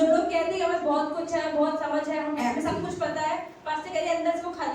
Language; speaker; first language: Hindi; native; Hindi